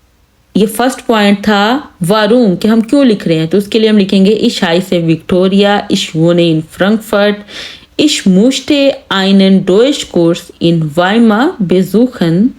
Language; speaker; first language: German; non-native, learner; Urdu